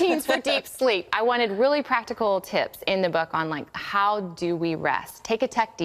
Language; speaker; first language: English; native; English